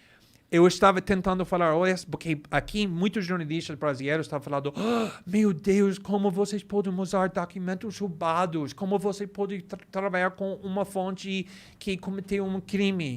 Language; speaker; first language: Portuguese; non-native, fluent; English